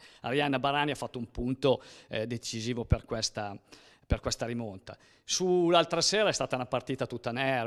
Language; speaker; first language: Italian; native; Italian